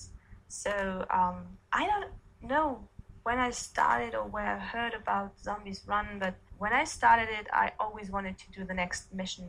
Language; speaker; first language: English; non-native, fluent; German